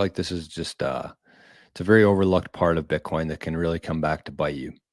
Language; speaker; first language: English; native; English